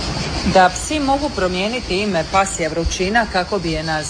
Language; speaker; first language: Serbian; native; Serbian